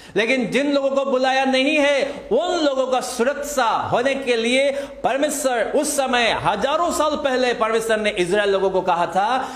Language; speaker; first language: Hindi; non-native, local second language; Assamese